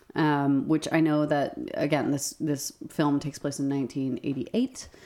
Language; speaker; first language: English; native; English